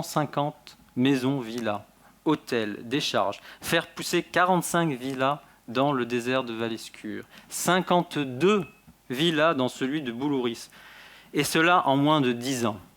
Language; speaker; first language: French; native; French